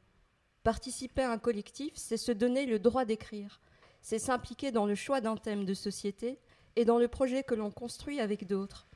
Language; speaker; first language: French; native; French